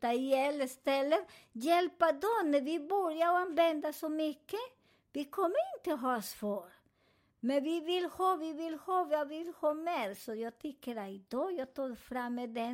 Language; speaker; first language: Swedish; non-native, learner; Spanish